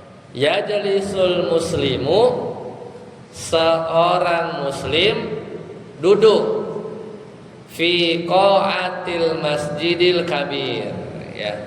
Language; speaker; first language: Arabic; non-native, fluent; Indonesian